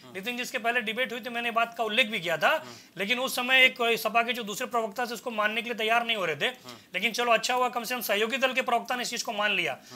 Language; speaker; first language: Hindi; native; Hindi